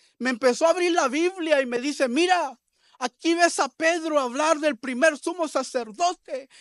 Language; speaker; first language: Spanish; early bilingual, heritage; Spanish